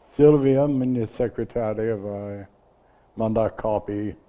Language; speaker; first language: Portuguese; non-native, learner; English